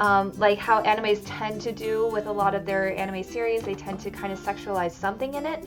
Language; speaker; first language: English; native; English